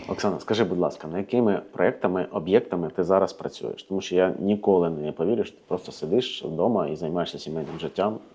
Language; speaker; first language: Ukrainian; native; Ukrainian